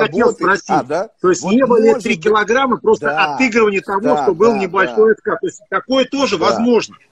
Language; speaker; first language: Russian; native; Russian